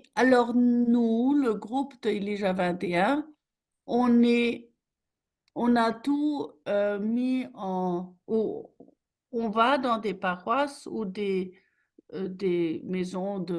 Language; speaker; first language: French; non-native, fluent; German